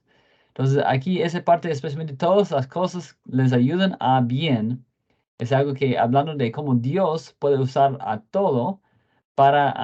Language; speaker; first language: Spanish; non-native, fluent; English